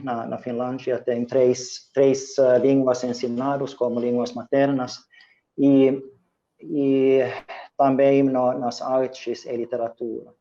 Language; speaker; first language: Portuguese; non-native, fluent; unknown